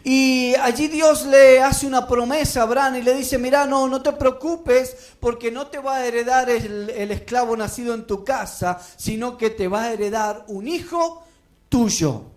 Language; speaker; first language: Spanish; native; Spanish